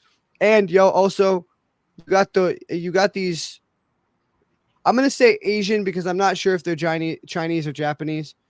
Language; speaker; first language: English; native; English